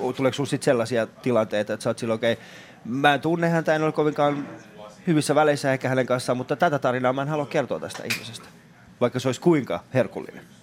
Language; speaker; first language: Finnish; native; Finnish